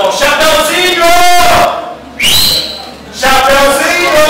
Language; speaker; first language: Portuguese; native; Portuguese